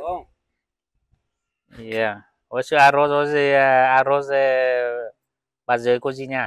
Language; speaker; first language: Portuguese; non-native, learner; Vietnamese